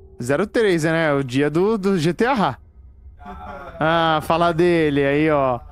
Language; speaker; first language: Portuguese; native; Portuguese